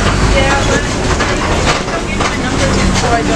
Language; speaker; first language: English; non-native, learner; Portuguese